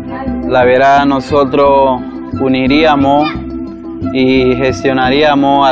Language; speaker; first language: Spanish; non-native, local second language; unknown